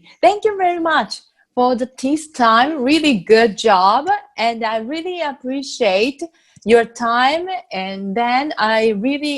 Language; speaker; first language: English; non-native, fluent; Japanese